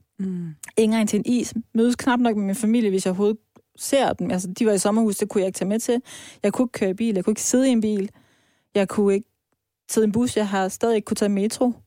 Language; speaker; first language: Danish; early bilingual, other home language; Persian